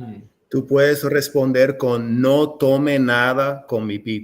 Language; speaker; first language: Spanish; non-native, fluent; English